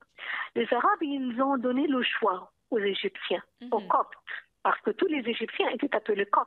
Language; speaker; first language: French; non-native, fluent; Arabic